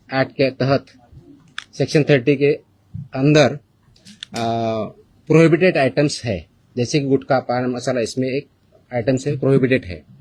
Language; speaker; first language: Hindi; non-native, local second language; Marathi